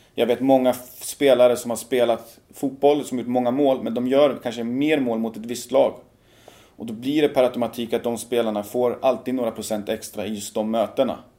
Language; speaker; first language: Swedish; early bilingual, other home language; Persian